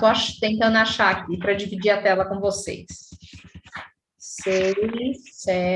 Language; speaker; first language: Portuguese; native; Portuguese